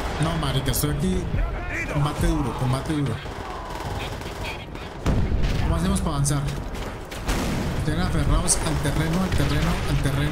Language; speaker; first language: Spanish; native; Spanish